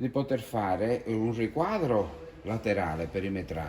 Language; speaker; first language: Italian; native; Italian